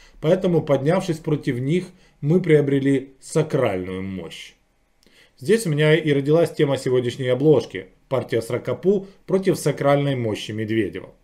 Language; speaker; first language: Russian; native; Russian